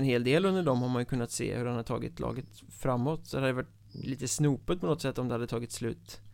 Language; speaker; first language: Swedish; native; Swedish